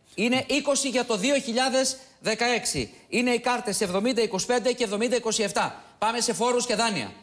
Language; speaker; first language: Greek; native; Greek